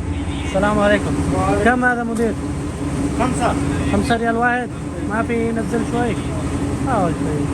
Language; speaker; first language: Arabic; non-native, learner; Urdu